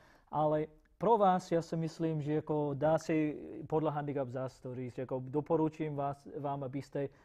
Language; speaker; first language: Czech; non-native, fluent; English